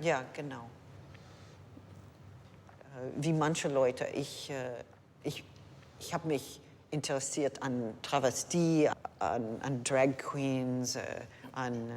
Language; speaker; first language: German; non-native, learner; English